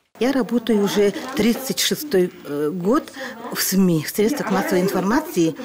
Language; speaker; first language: Russian; non-native, local second language; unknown